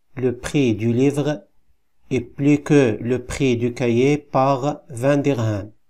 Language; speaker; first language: French; non-native, local second language; Arabic